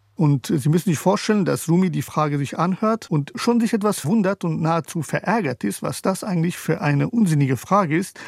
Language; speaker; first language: German; early bilingual, other home language; Persian